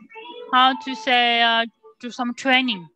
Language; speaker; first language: English; non-native, learner; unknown